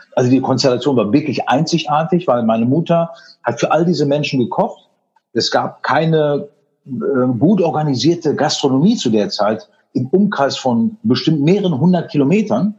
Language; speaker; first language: German; native; German